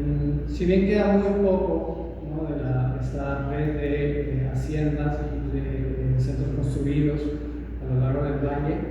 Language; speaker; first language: Spanish; native; Spanish